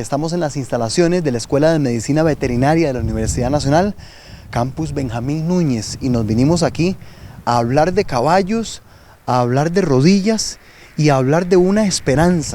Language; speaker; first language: Spanish; native; Spanish